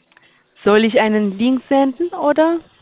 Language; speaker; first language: German; non-native, learner; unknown